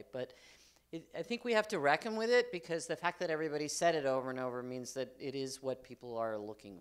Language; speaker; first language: English; native; English